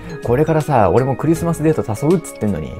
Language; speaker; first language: Japanese; native; Japanese